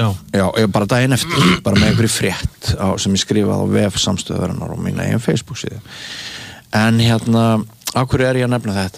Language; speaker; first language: Icelandic; native; Icelandic